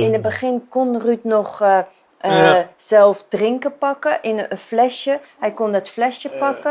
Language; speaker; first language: Dutch; non-native, fluent; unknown